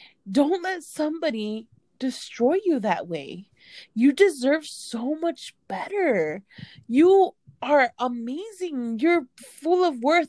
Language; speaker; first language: English; early bilingual, other home language; Spanish